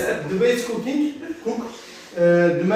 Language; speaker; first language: English; non-native, learner; Turkish